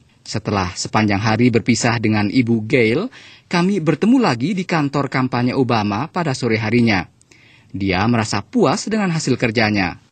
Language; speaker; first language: Indonesian; native; Indonesian